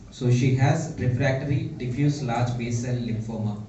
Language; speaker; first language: English; non-native, local second language; Telugu